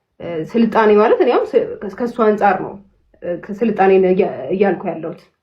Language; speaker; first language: Amharic; native; Amharic